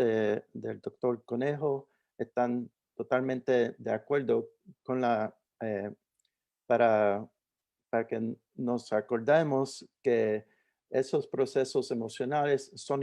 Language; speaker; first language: Spanish; early bilingual, heritage; Spanish